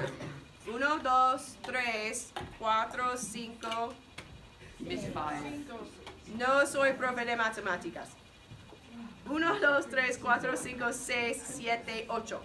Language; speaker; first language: Spanish; non-native, fluent; English